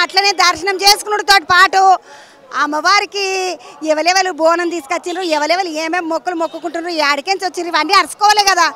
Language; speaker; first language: Telugu; native; Telugu